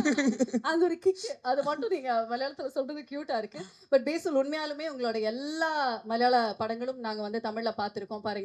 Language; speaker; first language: Tamil; native; Tamil